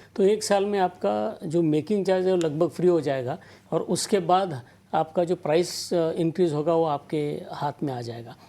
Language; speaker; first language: Hindi; non-native, local second language; Gujarati